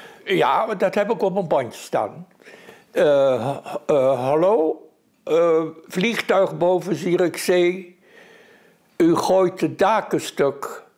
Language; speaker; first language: Dutch; native; Dutch